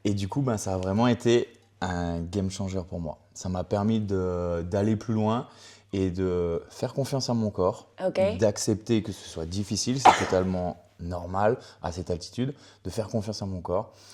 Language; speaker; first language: French; native; French